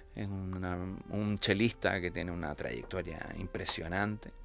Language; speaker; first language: Spanish; native; Spanish